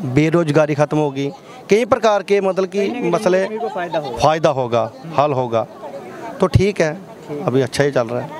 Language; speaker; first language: Hindi; native; Hindi